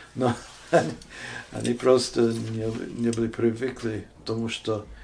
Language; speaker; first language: Russian; non-native, fluent; English